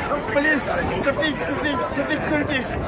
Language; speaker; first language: English; non-native, learner; Turkish